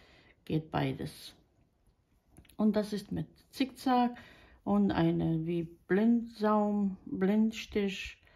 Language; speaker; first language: German; non-native, fluent; Croatian